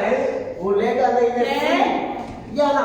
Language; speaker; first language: Greek; non-native, learner; Urdu